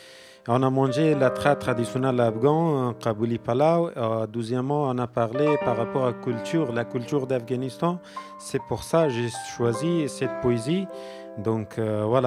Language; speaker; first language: French; non-native, learner; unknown